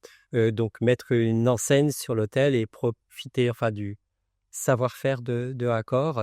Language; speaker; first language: French; native; French